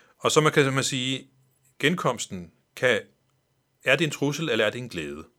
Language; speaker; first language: Danish; non-native, local second language; Faroese